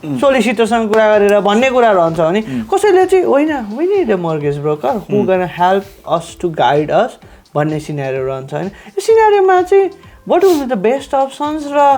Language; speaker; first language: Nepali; native; Nepali